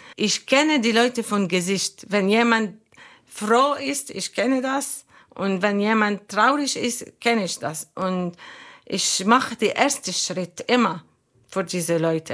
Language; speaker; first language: German; non-native, learner; Arabic